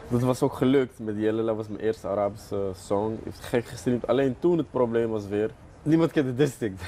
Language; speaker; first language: Dutch; early bilingual, other home language; Arabic